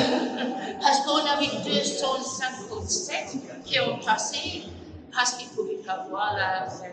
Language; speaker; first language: French; non-native, fluent; English